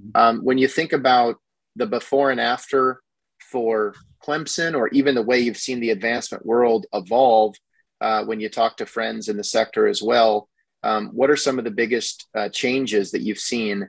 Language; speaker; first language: English; native; English